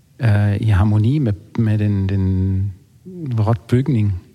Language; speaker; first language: Danish; non-native, fluent; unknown